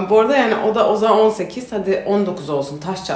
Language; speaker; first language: Turkish; native; Turkish